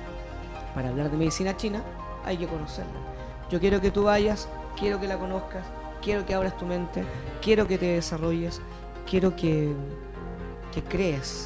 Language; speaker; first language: Spanish; native; Spanish